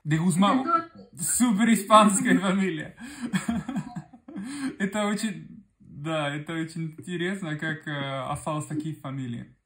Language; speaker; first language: Russian; non-native, fluent; Spanish